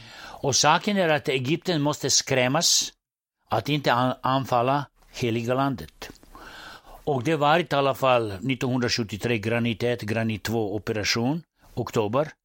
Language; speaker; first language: Swedish; non-native, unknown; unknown